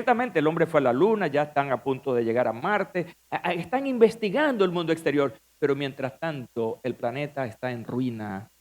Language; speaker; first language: Spanish; native; Spanish